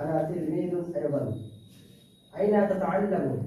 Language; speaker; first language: Arabic; non-native, learner; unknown